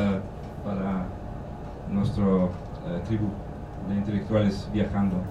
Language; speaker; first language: Spanish; non-native, learner; German